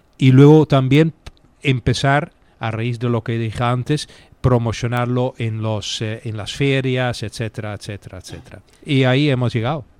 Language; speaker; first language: Spanish; non-native, fluent; Dutch